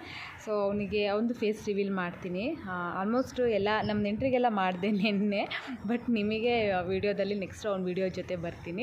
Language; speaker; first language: Kannada; native; Kannada